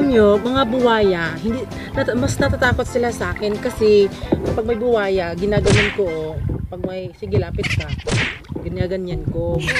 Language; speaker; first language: Filipino; non-native, local second language; Cebuano